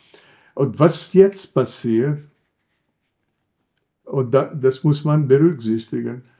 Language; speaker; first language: German; non-native, fluent; Arabic